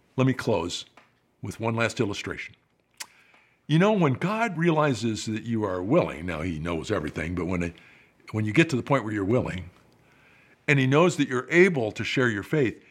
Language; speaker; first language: English; native; English